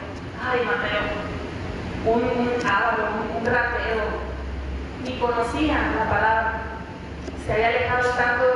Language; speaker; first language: Spanish; native; Spanish